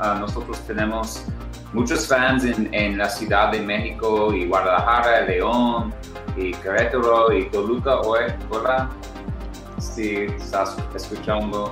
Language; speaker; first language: Spanish; non-native, learner; English